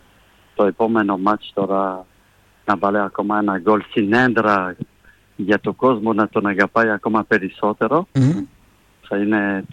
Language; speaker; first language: Greek; non-native, fluent; French